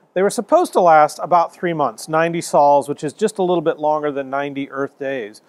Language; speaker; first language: English; native; English